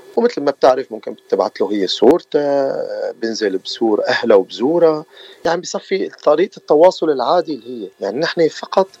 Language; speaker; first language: Arabic; native; Arabic